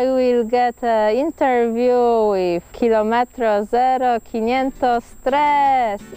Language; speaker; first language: English; non-native, learner; Polish